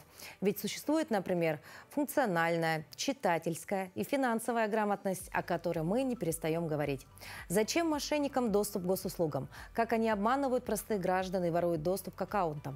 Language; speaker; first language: Russian; native; Russian